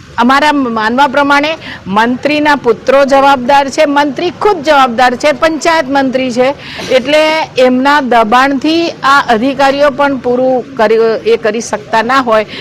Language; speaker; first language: Gujarati; native; Gujarati